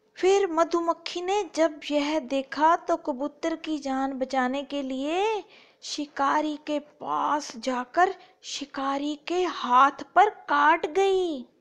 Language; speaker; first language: Hindi; non-native, local second language; Punjabi